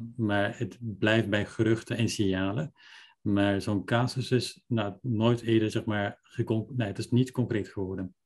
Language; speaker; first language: Dutch; early bilingual, other home language; Persian